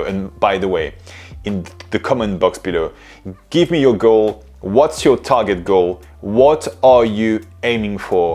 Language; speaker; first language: English; non-native, fluent; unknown